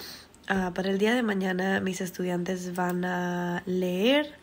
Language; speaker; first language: Spanish; early bilingual, heritage; Spanish